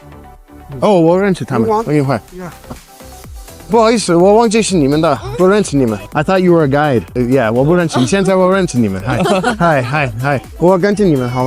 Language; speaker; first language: Chinese; non-native, fluent; English